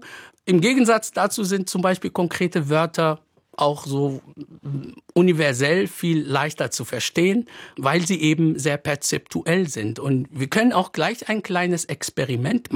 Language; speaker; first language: German; non-native, fluent; Arabic